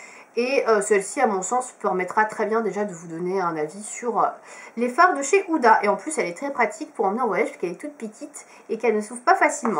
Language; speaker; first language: French; native; French